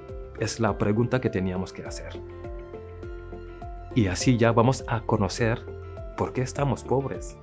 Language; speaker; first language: Spanish; non-native, fluent; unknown